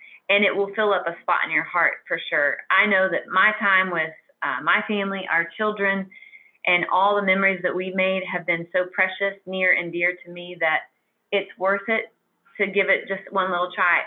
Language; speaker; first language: English; native; English